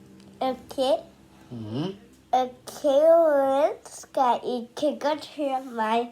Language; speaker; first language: Danish; early bilingual, other home language; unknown